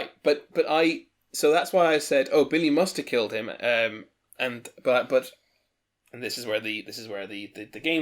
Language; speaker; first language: English; native; English